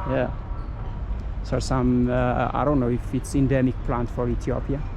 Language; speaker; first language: English; non-native, local second language; Amharic